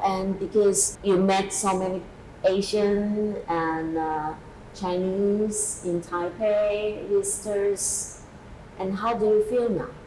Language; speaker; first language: English; non-native, fluent; Chinese